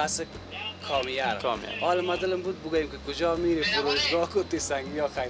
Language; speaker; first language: Persian; native; Persian